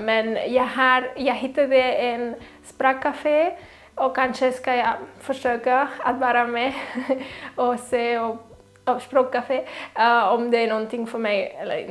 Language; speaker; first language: Swedish; non-native, fluent; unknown